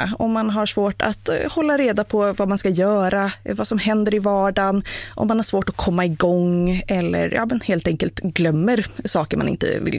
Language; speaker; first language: Swedish; native; Swedish